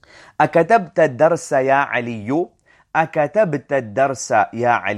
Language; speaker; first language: Arabic; non-native, fluent; English